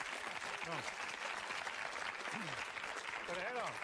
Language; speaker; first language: Swedish; native; Swedish